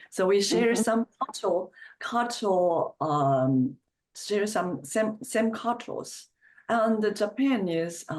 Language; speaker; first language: English; non-native, fluent; Chinese